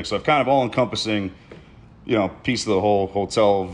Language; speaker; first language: English; native; English